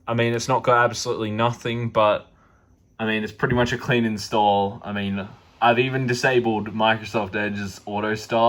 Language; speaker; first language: English; native; English